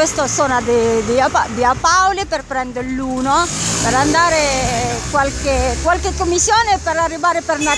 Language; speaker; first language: Italian; non-native, learner; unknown